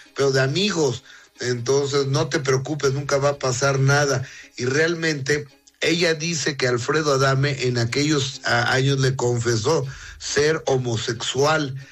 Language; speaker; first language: Spanish; native; Spanish